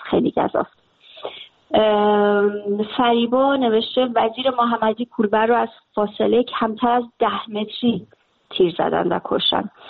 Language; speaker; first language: Persian; native; Persian